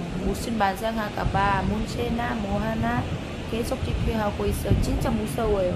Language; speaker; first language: Korean; non-native, learner; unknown